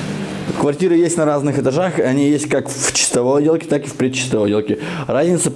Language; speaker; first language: Russian; native; Russian